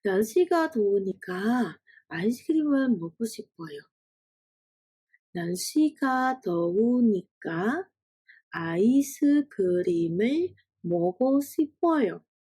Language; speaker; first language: Korean; non-native, fluent; Indonesian